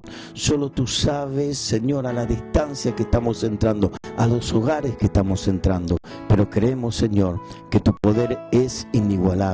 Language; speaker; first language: Spanish; native; Spanish